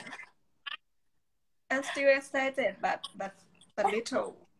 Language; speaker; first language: English; non-native, learner; Thai